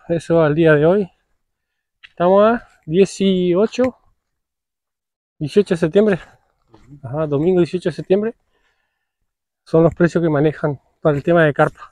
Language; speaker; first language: Spanish; native; Spanish